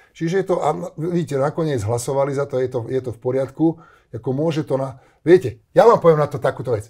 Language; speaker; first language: Slovak; non-native, local second language; Hungarian